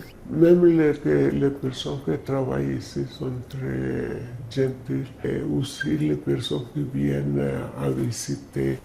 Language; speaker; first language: French; non-native, learner; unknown